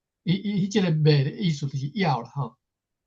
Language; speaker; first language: Chinese; native; Chinese